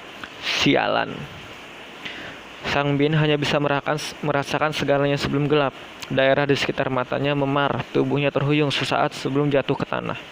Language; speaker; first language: Indonesian; native; Indonesian